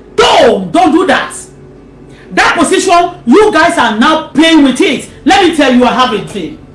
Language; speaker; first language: English; non-native, local second language; Yoruba